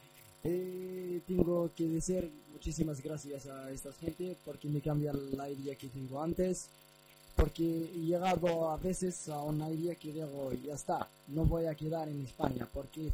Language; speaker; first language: Spanish; non-native, learner; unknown